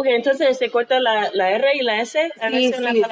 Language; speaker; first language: Spanish; non-native, fluent; English